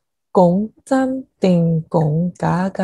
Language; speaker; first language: Cantonese; non-native, learner; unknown